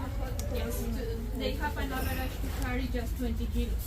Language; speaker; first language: English; non-native, fluent; Spanish